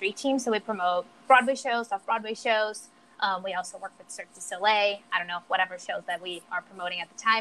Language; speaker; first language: English; non-native, fluent; Portuguese